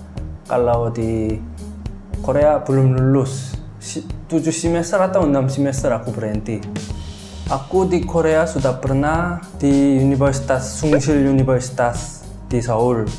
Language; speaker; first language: Indonesian; non-native, fluent; Korean